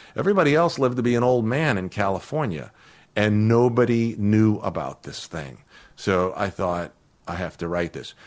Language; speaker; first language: English; native; English